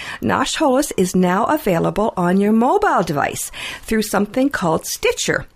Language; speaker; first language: English; early bilingual, other home language; Ukrainian